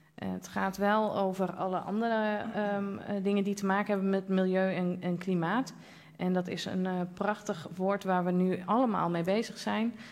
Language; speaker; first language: Dutch; native; Dutch